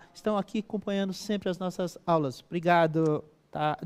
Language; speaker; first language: Portuguese; native; Portuguese